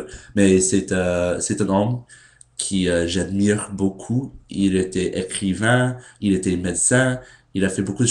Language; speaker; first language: French; non-native, learner; English